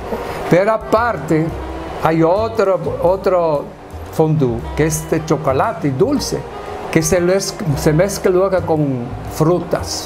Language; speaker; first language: Spanish; non-native, fluent; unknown